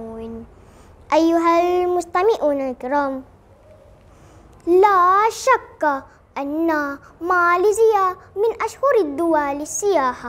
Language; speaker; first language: Arabic; non-native, learner; Malay